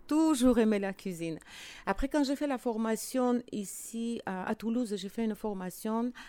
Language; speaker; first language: French; non-native, fluent; Armenian